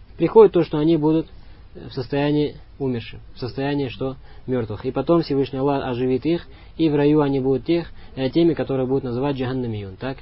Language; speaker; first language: Russian; non-native, local second language; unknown